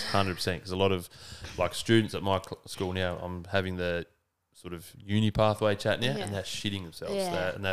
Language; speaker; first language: English; native; English